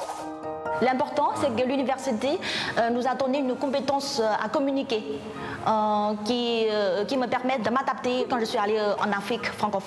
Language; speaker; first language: French; non-native, fluent; Chinese